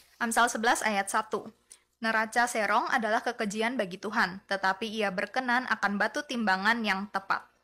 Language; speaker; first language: Indonesian; native; Indonesian